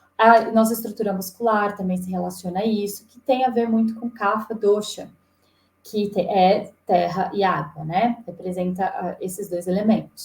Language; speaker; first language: Portuguese; native; Portuguese